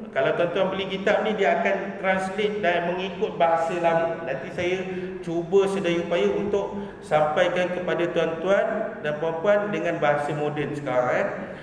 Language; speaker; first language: Malay; native; Malay